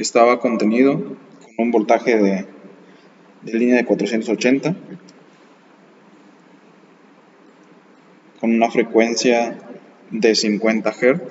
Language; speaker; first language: Spanish; native; Spanish